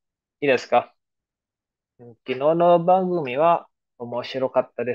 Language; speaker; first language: Japanese; non-native, fluent; Filipino